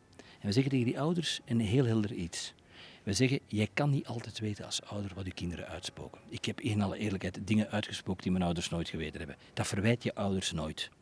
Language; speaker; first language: Dutch; native; Dutch